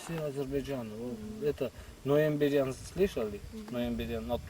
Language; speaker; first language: Russian; non-native, local second language; Armenian